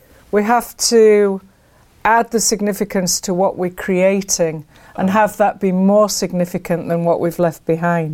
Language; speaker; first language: English; native; English